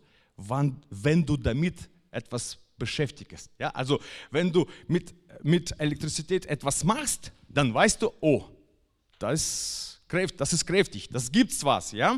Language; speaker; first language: German; non-native, fluent; Russian